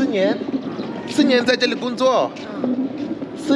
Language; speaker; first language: Chinese; non-native, learner; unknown